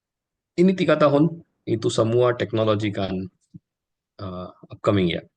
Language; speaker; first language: Indonesian; non-native, learner; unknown